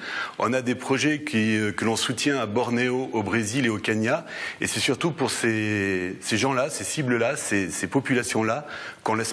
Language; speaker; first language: French; native; French